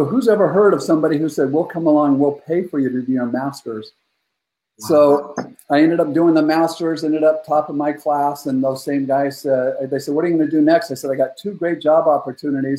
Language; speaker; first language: English; native; English